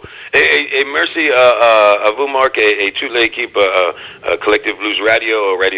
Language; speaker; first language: French; non-native, learner; English